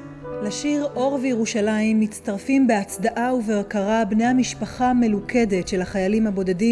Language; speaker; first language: Hebrew; native; Hebrew